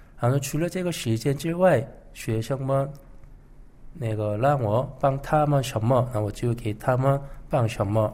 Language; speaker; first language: Chinese; non-native, fluent; Korean